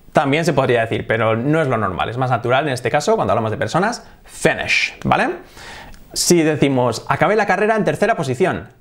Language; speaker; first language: Spanish; native; Spanish